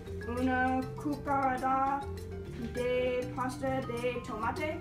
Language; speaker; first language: Spanish; non-native, learner; English